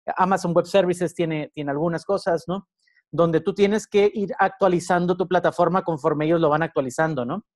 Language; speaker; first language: Spanish; native; Spanish